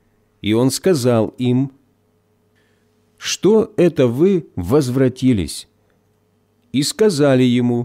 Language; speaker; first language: Russian; native; Russian